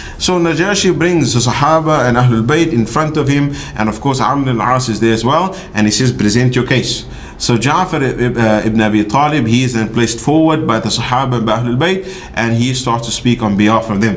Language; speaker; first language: English; native; English